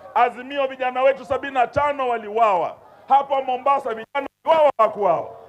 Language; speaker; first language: Swahili; non-native, local second language; Luyia